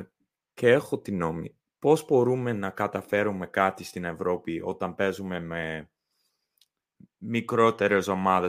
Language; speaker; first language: Greek; early bilingual, heritage; English